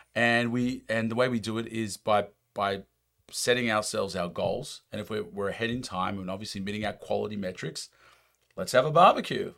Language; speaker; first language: English; native; English